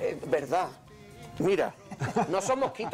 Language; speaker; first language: Spanish; native; Spanish